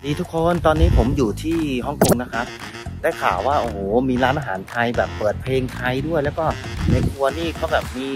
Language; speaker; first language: Thai; native; Thai